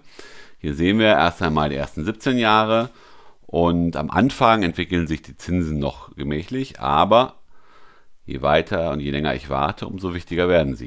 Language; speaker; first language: German; native; German